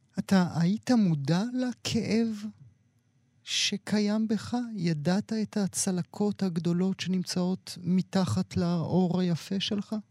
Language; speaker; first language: Hebrew; native; Hebrew